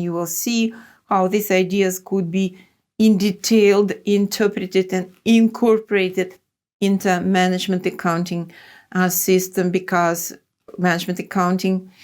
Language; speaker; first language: English; non-native, fluent; Russian